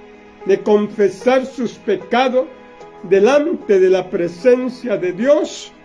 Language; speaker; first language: Spanish; native; Spanish